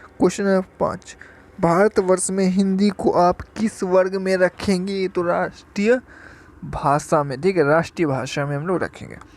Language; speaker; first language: Hindi; native; Hindi